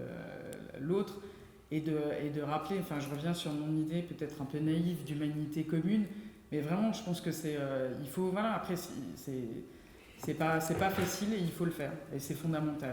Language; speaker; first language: French; native; French